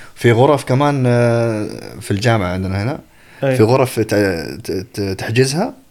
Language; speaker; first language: Arabic; early bilingual, other home language; Tigrinya